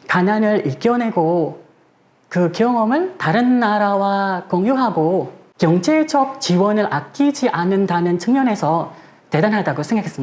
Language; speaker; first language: Korean; non-native, fluent; Indonesian